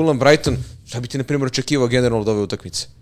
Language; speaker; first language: Serbian; native; Serbian